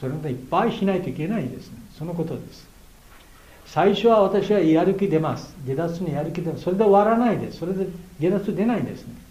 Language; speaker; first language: Japanese; non-native, learner; Bangla